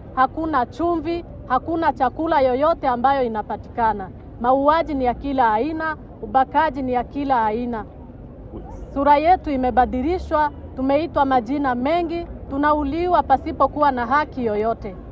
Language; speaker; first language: Swahili; non-native, local second language; Kinyarwanda